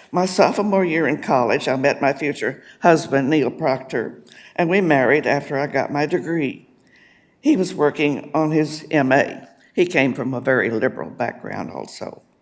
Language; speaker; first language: English; native; English